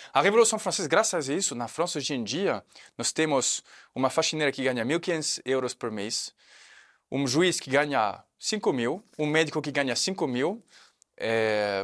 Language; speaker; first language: Portuguese; non-native, fluent; French